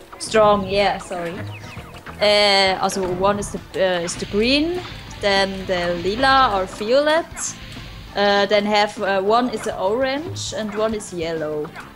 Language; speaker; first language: English; non-native, learner; German